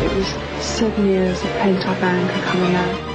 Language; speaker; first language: English; native; English